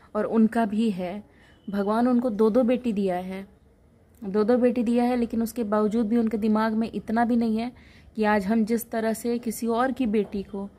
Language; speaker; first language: Hindi; native; Hindi